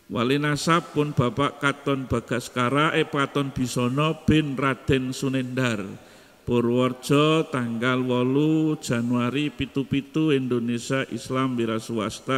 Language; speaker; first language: Indonesian; non-native, local second language; Javanese